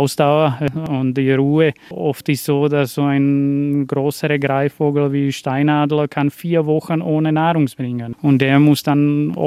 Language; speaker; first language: German; non-native, fluent; Slovak